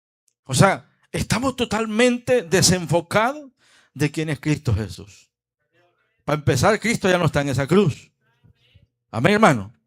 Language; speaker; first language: Spanish; native; Spanish